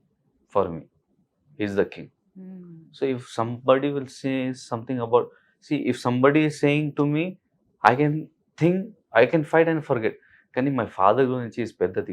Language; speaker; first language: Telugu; non-native, learner; Hindi